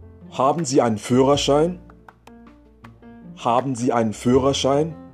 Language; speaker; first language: German; non-native, fluent; English